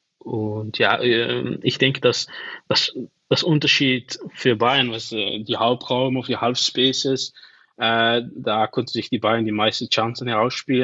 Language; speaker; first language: German; non-native, learner; Dutch